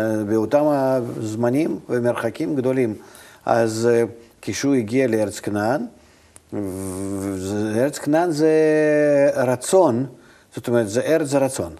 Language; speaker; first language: Hebrew; non-native, fluent; Russian